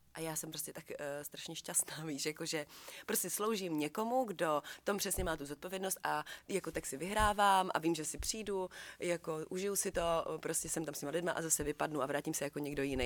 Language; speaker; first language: Czech; native; Czech